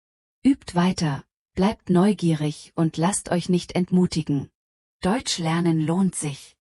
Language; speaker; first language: German; non-native, fluent; Polish